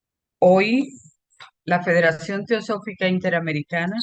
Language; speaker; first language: Spanish; native; Spanish